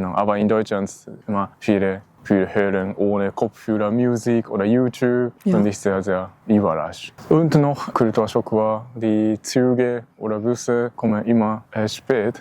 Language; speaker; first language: German; non-native, learner; Japanese